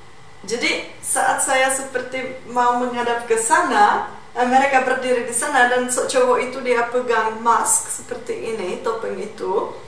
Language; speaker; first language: Indonesian; non-native, fluent; Czech